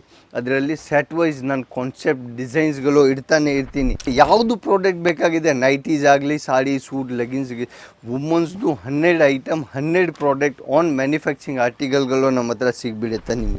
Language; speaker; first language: Kannada; non-native, local second language; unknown